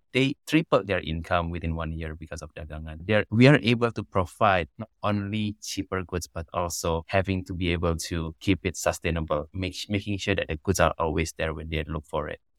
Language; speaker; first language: English; non-native, fluent; Indonesian